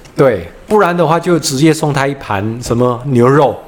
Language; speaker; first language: Chinese; non-native, fluent; Cantonese